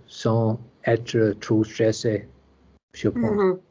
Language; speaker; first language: French; non-native, learner; English